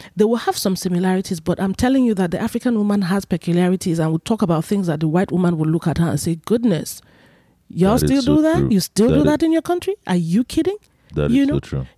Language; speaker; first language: English; non-native, local second language; Igbo